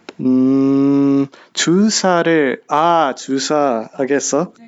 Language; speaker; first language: Korean; non-native, learner; English